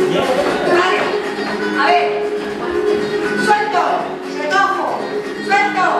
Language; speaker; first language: Spanish; native; Spanish